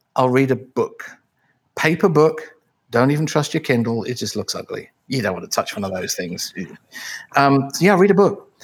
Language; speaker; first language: English; native; English